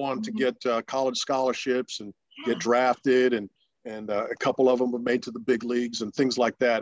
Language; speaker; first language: English; non-native, fluent; Russian